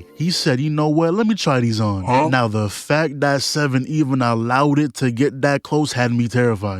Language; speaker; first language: English; native; English